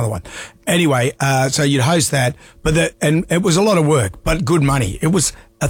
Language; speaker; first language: English; native; English